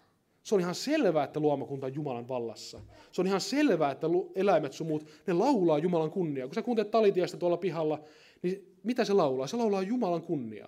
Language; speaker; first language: Finnish; native; Finnish